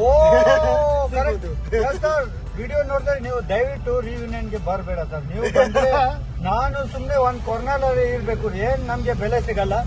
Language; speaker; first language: Kannada; non-native, local second language; Ladakhi